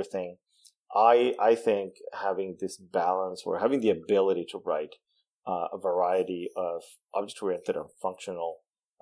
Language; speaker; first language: English; non-native, fluent; Spanish